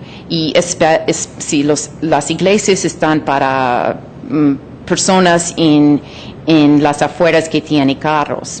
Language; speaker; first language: Spanish; non-native, fluent; English